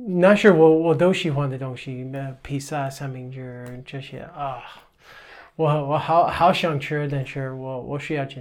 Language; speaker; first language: Chinese; non-native, fluent; English